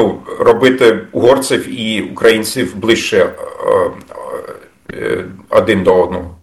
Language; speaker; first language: Ukrainian; non-native, fluent; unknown